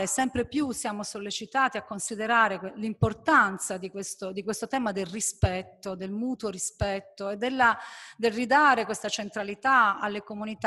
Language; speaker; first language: Italian; native; Italian